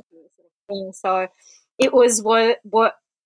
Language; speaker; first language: English; non-native, fluent; Spanish